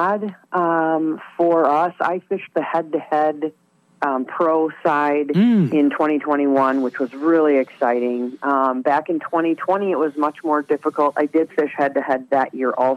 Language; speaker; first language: English; native; English